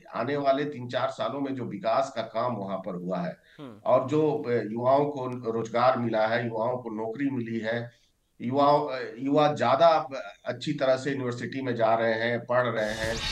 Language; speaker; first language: Hindi; native; Hindi